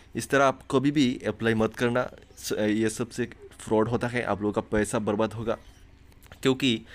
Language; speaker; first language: Hindi; non-native, local second language; Bangla